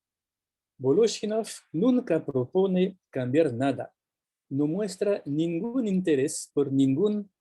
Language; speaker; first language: Spanish; non-native, fluent; French